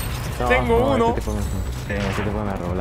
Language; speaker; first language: Spanish; native; Spanish